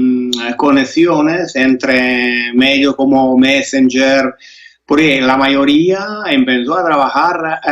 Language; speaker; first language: Spanish; non-native, fluent; Italian